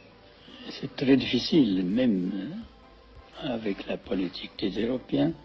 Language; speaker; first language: French; non-native, fluent; Amharic